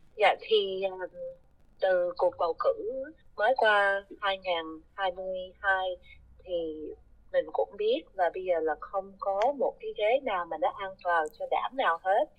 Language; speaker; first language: Vietnamese; early bilingual, heritage; Vietnamese